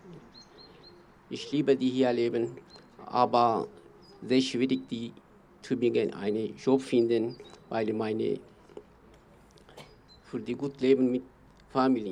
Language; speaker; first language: German; non-native, learner; Kurdish